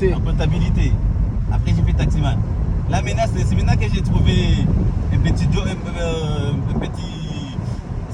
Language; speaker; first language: French; non-native, local second language; Comorian